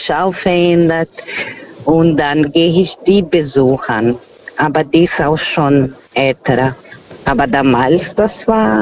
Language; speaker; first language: German; non-native, fluent; Portuguese